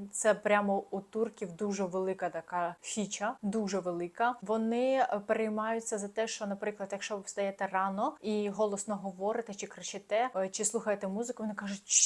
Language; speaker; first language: Ukrainian; native; Ukrainian